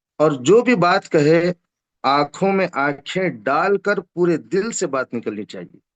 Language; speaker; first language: Hindi; non-native, local second language; Urdu